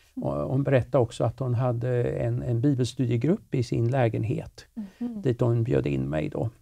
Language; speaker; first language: Swedish; native; Swedish